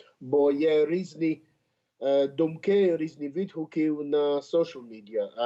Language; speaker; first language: Ukrainian; early bilingual, heritage; Ukrainian